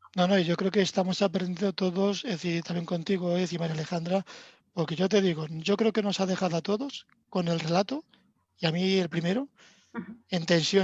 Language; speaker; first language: Spanish; native; Spanish